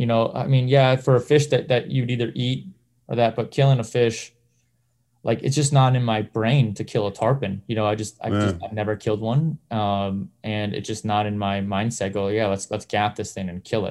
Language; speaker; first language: English; native; English